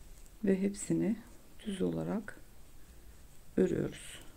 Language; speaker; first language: Turkish; native; Turkish